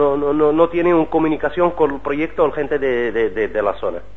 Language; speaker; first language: Spanish; non-native, learner; Arabic